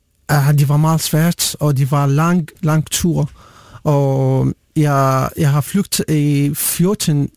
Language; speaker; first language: Danish; non-native, learner; Arabic